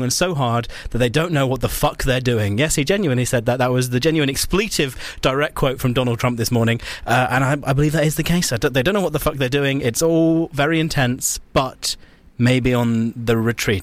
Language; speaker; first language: English; native; English